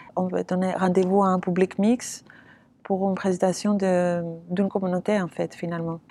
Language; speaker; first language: French; non-native, fluent; Greek